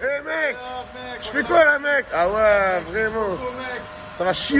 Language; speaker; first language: French; native; French